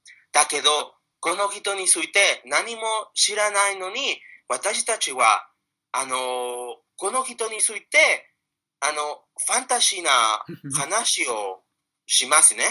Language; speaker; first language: Japanese; non-native, fluent; Spanish